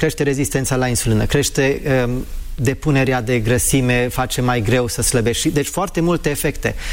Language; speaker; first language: Romanian; non-native, fluent; English